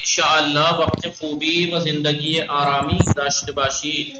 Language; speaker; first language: Persian; non-native, fluent; Urdu